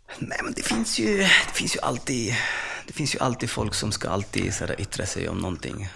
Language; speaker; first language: Swedish; early bilingual, other home language; Arabic